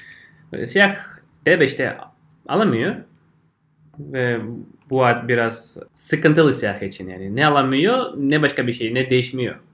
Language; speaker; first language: Turkish; non-native, fluent; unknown